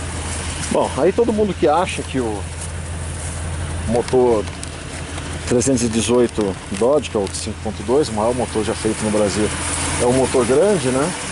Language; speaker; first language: Portuguese; native; Portuguese